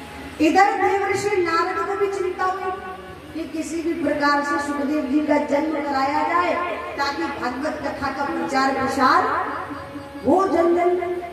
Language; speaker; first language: Hindi; native; Hindi